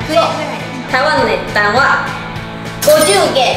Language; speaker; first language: Japanese; non-native, fluent; Chinese